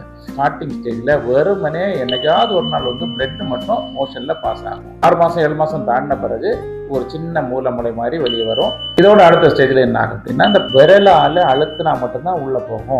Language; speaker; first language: Tamil; native; Tamil